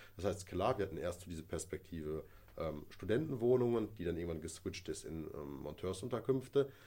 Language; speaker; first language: German; native; German